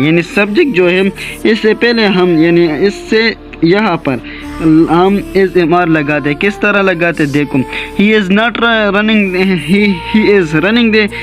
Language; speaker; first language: Urdu; non-native, local second language; Pashto